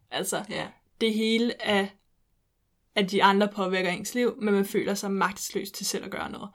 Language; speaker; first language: Danish; early bilingual, heritage; Danish